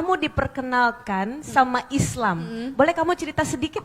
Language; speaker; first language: Indonesian; native; Indonesian